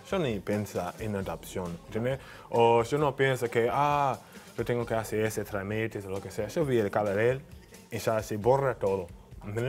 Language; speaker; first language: Spanish; non-native, learner; English